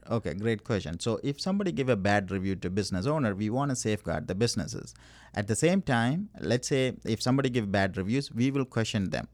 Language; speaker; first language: English; non-native, local second language; Tamil